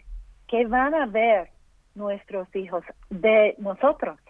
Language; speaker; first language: Spanish; early bilingual, heritage; English